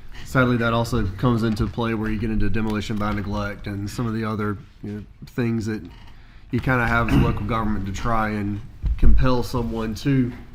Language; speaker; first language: English; native; English